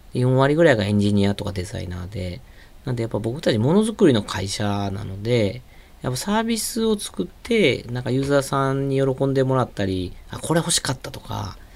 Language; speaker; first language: Japanese; native; Japanese